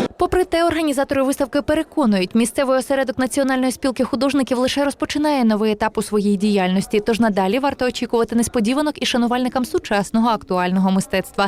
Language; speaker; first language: Ukrainian; native; Ukrainian